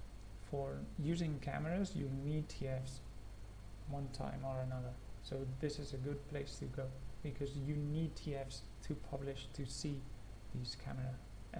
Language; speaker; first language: English; non-native, fluent; Spanish